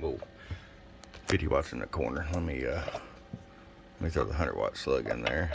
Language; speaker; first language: English; native; English